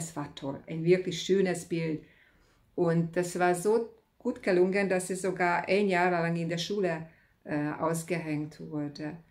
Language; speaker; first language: German; non-native, fluent; Hungarian